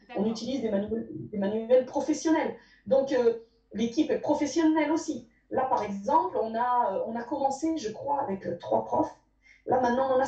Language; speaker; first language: French; native; French